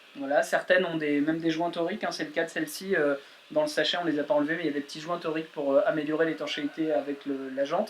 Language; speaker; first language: French; native; French